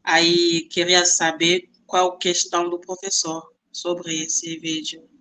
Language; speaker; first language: Portuguese; non-native, fluent; Spanish